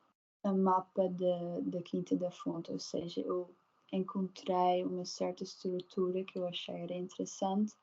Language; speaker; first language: Portuguese; non-native, learner; Dutch